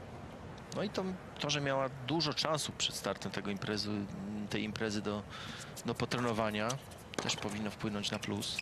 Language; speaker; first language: Polish; native; Polish